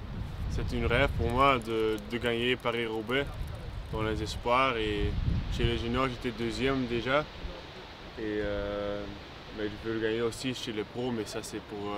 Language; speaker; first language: French; non-native, local second language; Dutch